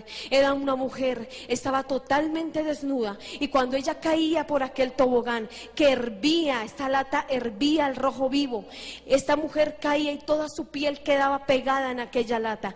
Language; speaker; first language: Spanish; native; Spanish